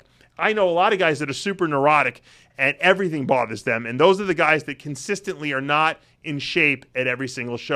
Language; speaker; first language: English; native; English